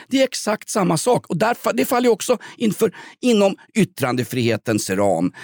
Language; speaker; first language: Swedish; native; Swedish